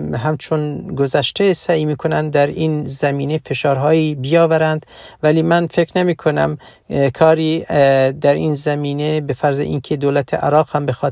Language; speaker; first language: Persian; non-native, local second language; Central Kurdish